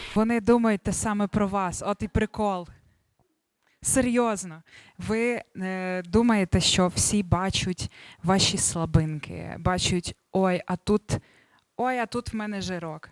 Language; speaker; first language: Ukrainian; native; Ukrainian